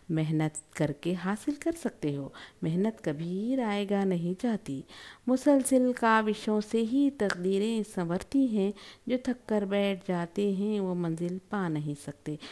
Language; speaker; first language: Urdu; native; Urdu